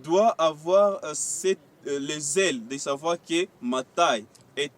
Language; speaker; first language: French; non-native, local second language; Swahili